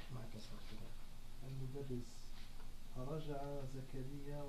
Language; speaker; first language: Arabic; non-native, learner; French